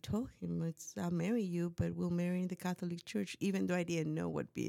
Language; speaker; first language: English; non-native, fluent; Spanish